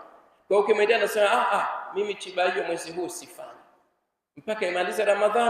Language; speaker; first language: Swahili; native; Swahili